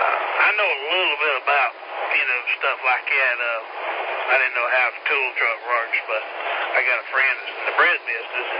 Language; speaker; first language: English; native; English